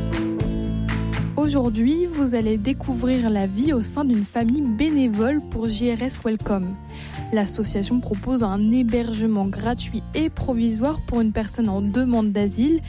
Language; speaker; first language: French; native; French